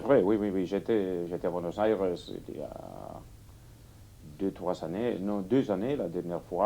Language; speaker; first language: French; non-native, fluent; Catalan